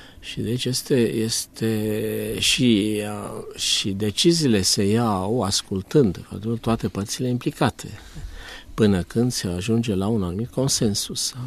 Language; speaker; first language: Romanian; native; Romanian